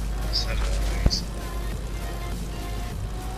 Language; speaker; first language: French; native; French